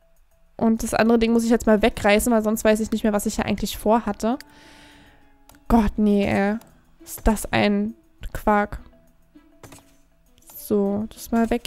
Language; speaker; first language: German; native; German